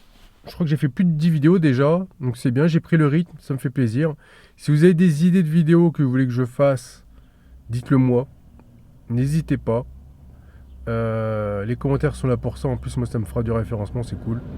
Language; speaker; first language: French; native; French